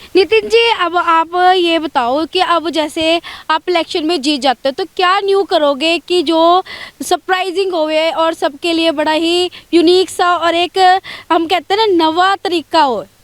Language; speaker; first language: Hindi; non-native, local second language; Punjabi